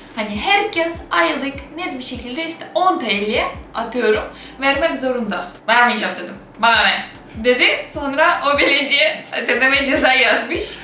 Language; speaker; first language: Turkish; non-native, fluent; Ukrainian